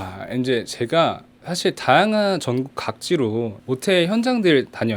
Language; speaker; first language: Korean; native; Korean